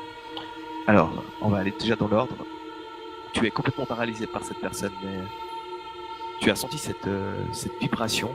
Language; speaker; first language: French; native; French